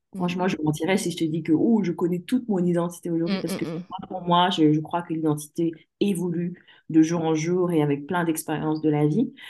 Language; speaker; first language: French; early bilingual, other home language; English